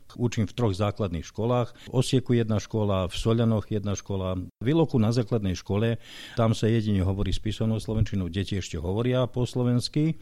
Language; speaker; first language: Slovak; early bilingual, heritage; Slovak